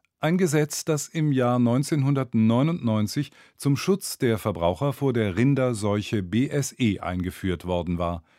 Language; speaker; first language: German; native; German